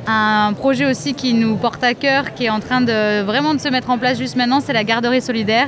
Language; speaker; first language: French; native; French